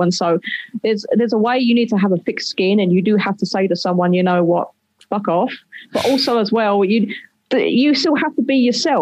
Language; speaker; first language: English; native; English